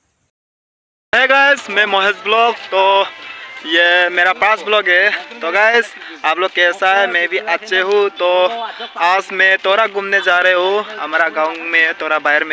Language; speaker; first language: Hindi; non-native, local second language; Mising